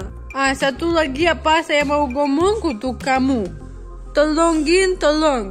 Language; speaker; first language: Indonesian; non-native, learner; Russian